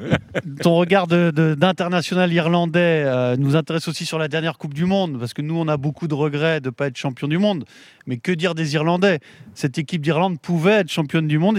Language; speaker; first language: French; native; French